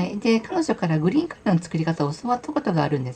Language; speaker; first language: Japanese; native; Japanese